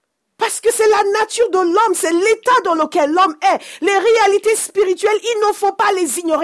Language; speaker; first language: French; non-native, fluent; English